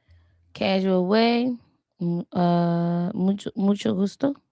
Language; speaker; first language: Spanish; non-native, learner; English